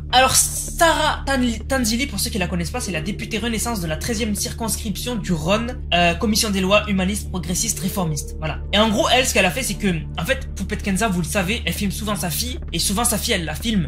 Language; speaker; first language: French; native; French